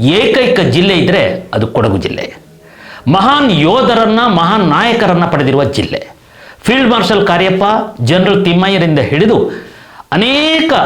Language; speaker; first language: Kannada; non-native, local second language; Kodava